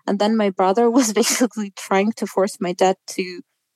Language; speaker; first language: English; non-native, fluent; Russian